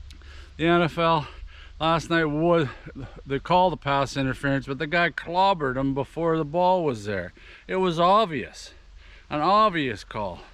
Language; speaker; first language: English; native; English